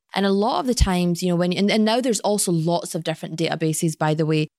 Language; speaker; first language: English; native; English